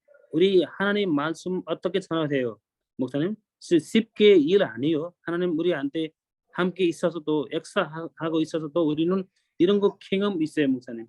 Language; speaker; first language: Korean; non-native, learner; Nepali